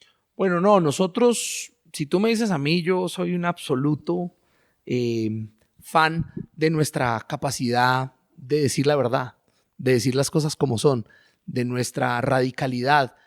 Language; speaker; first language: Spanish; native; Spanish